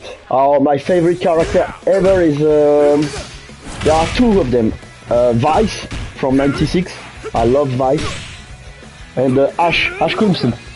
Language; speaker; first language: English; non-native, fluent; French